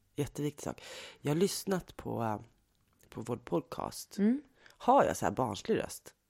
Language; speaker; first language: Swedish; native; Swedish